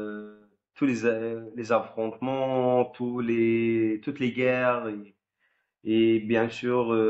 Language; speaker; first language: French; non-native, fluent; Arabic